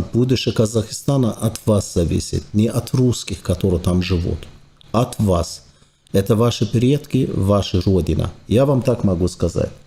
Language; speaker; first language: Russian; non-native, fluent; Turkish